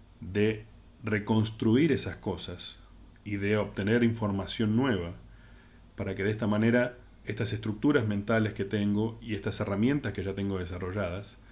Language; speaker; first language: Spanish; native; Spanish